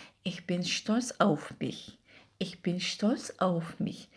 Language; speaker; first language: German; non-native, fluent; Turkish